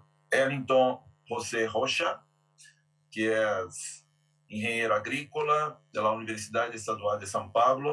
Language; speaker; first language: Spanish; non-native, fluent; Portuguese